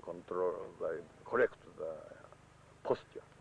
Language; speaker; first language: English; non-native, learner; Japanese